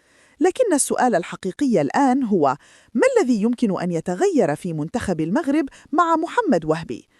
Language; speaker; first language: Arabic; native; Arabic